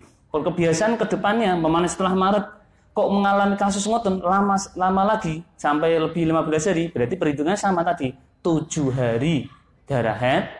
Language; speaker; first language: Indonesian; non-native, local second language; Javanese